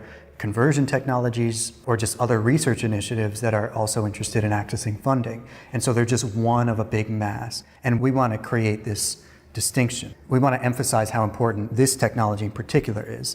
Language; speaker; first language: English; native; English